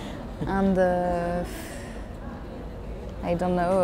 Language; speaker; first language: English; non-native, learner; French